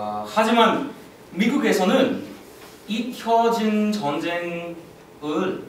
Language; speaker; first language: Korean; non-native, learner; English